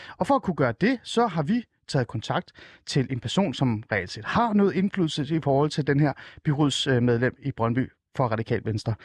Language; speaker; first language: Danish; early bilingual, other home language; Persian